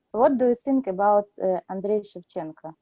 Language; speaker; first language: English; non-native, learner; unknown